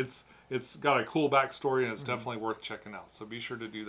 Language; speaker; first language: English; native; English